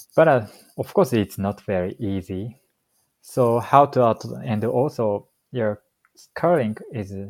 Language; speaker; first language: English; non-native, fluent; Japanese